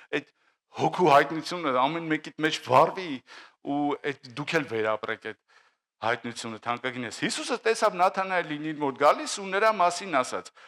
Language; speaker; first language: Armenian; native; Armenian